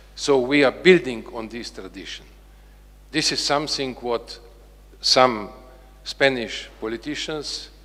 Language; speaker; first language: English; non-native, fluent; Slovenian